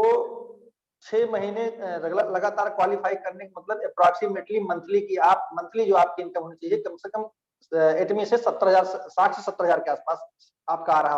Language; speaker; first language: Hindi; native; Hindi